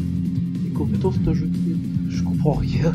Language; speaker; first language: French; native; French